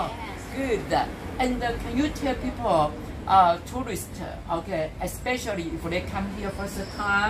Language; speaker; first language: English; non-native, fluent; Chinese